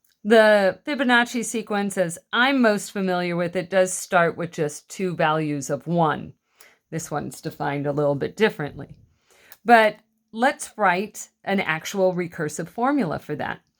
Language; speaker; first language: English; native; English